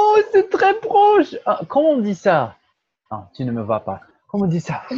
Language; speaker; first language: French; non-native, fluent; Portuguese